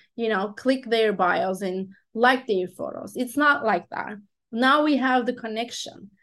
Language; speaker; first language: English; non-native, fluent; Turkish